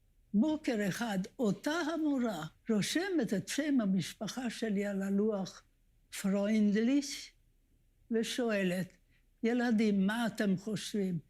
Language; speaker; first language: Hebrew; non-native, fluent; Hungarian